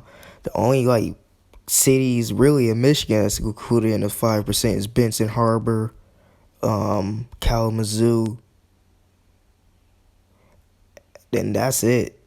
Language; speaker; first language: English; native; English